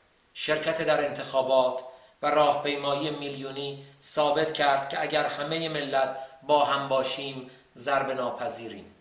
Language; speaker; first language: Persian; native; Persian